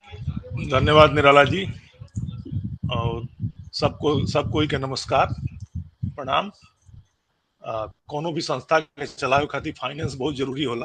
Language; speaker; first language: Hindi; non-native, local second language; Bhojpuri